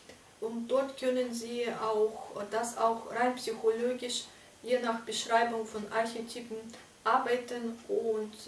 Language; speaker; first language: German; non-native, fluent; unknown